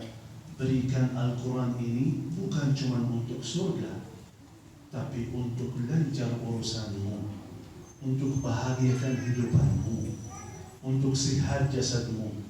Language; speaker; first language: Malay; non-native, fluent; Arabic